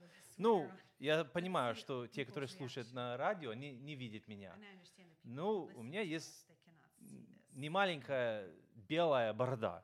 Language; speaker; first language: Russian; non-native, fluent; English